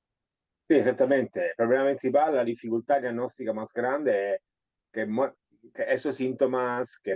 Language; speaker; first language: Spanish; non-native, fluent; Italian